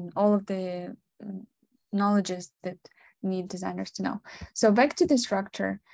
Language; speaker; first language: English; non-native, fluent; Ukrainian